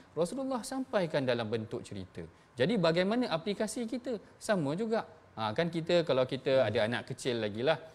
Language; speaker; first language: Malay; native; Malay